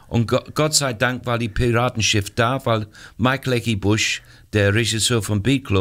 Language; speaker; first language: German; non-native, fluent; English